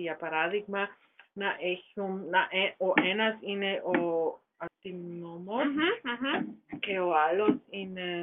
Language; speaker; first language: Greek; non-native, learner; German